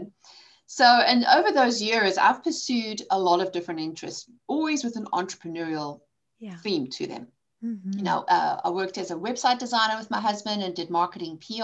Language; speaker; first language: English; native; English